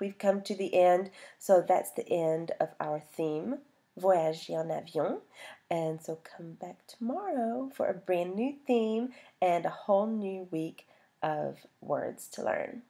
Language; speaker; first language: English; native; English